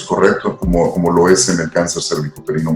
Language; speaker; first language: Spanish; native; Spanish